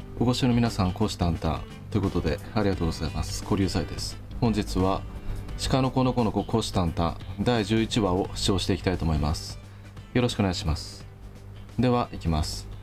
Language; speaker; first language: Japanese; native; Japanese